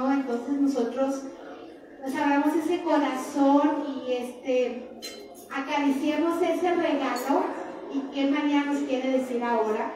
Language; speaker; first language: Spanish; native; Spanish